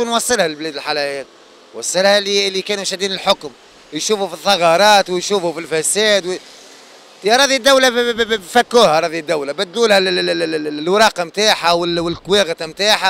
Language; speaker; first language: Arabic; native; Arabic